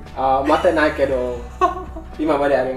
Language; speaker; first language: Japanese; non-native, learner; Vietnamese